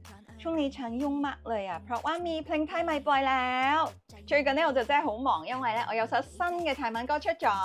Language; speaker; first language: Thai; non-native, learner; Cantonese